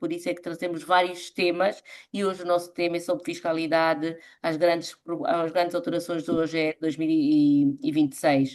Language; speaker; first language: Portuguese; native; Portuguese